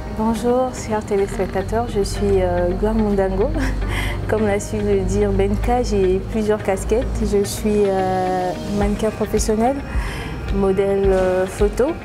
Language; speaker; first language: French; non-native, local second language; Lingala